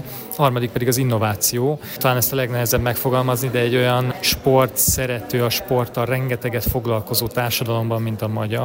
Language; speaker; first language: Hungarian; native; Hungarian